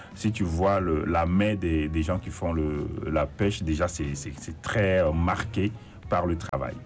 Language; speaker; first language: French; non-native, local second language; Ewe